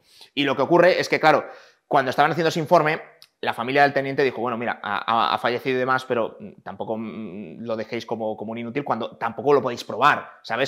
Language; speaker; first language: Spanish; native; Spanish